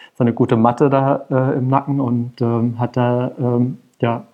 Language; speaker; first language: German; native; German